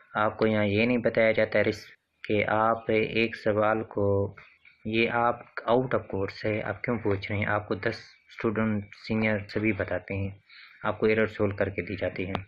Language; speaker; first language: Urdu; non-native, local second language; Saraiki